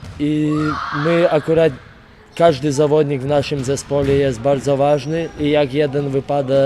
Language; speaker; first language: Polish; non-native, fluent; Lithuanian